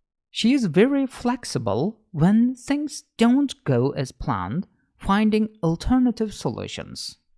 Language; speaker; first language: English; non-native, fluent; Turkish